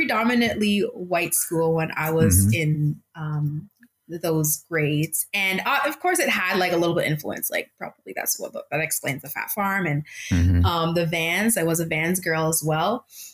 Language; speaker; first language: English; native; English